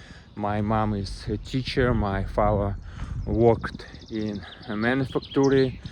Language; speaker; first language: English; non-native, learner; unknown